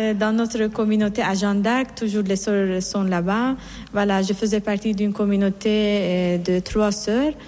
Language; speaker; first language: French; non-native, fluent; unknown